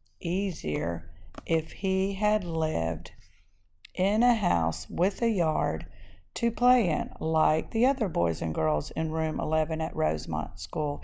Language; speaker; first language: English; native; English